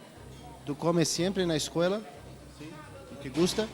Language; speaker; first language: Spanish; non-native, learner; Portuguese